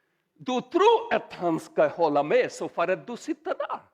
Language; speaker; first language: Swedish; non-native, learner; Urdu